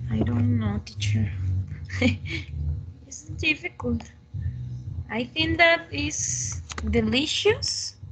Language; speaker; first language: English; non-native, learner; Spanish